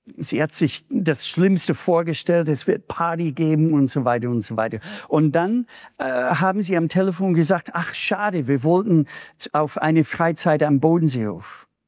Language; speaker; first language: German; non-native, fluent; English